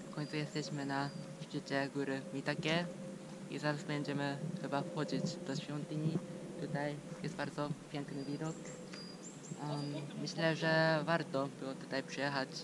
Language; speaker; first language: Polish; non-native, fluent; Japanese